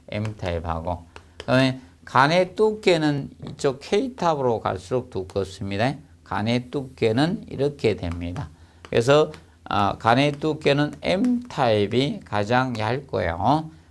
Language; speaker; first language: Korean; native; Korean